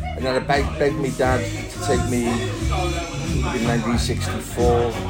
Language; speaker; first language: English; native; English